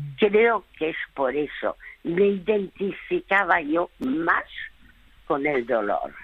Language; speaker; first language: Spanish; early bilingual, other home language; French